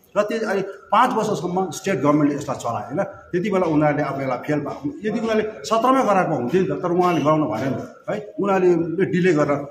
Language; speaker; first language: Nepali; native; Nepali